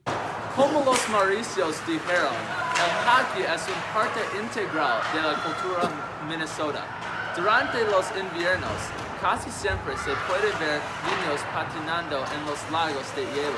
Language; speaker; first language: Spanish; non-native, learner; English